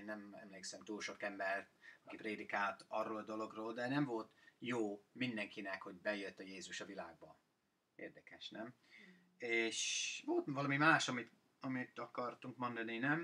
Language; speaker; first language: Hungarian; non-native, fluent; English